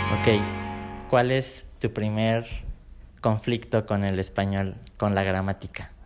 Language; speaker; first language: Spanish; native; Spanish